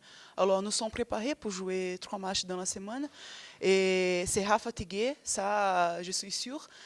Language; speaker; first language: French; non-native, fluent; Portuguese